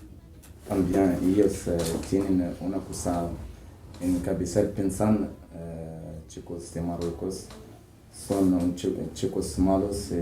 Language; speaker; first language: Spanish; non-native, learner; Arabic